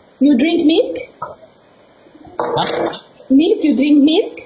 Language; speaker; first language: English; non-native, learner; Arabic